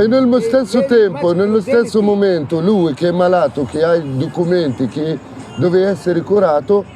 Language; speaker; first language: Italian; non-native, fluent; Arabic